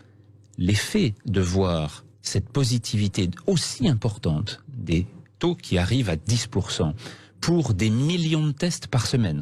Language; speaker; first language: French; native; French